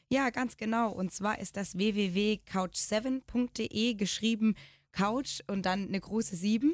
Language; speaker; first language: German; native; German